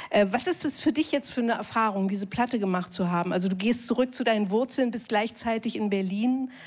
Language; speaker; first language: German; native; German